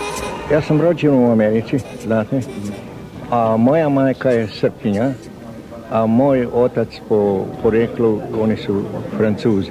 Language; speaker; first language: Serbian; early bilingual, heritage; Serbian